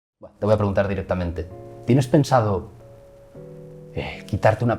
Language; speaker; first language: Spanish; native; Spanish